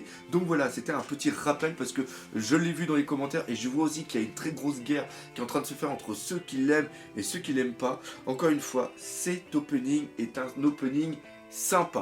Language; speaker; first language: French; native; French